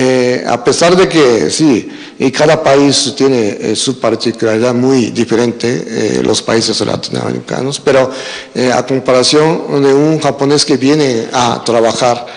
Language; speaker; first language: Spanish; non-native, fluent; Japanese